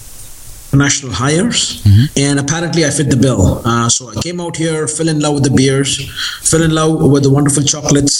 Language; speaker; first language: English; non-native, local second language; Tamil